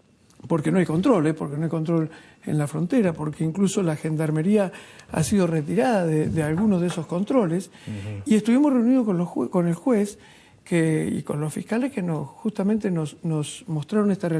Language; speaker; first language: Spanish; native; Spanish